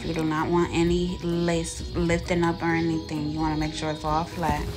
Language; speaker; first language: English; native; English